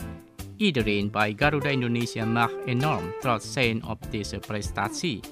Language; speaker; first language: Dutch; non-native, fluent; Indonesian